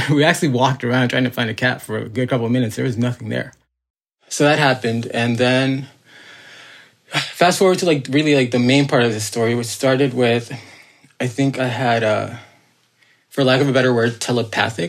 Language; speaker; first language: English; native; English